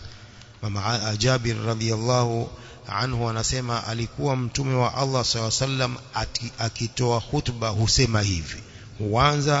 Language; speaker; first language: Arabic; non-native, fluent; Swahili